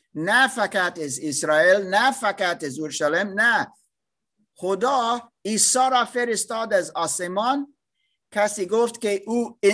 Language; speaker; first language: Persian; non-native, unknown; German